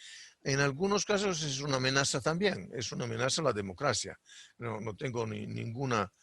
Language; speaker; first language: Spanish; non-native, fluent; Italian